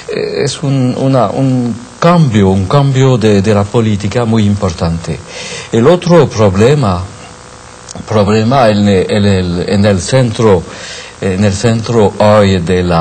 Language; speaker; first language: Spanish; non-native, fluent; French